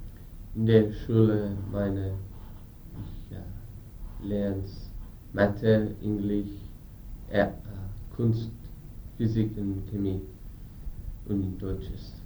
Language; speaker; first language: German; non-native, learner; English